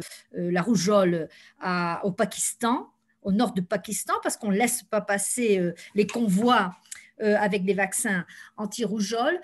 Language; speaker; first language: French; non-native, fluent; Spanish